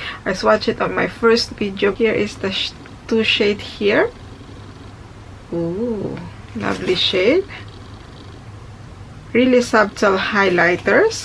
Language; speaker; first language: English; non-native, fluent; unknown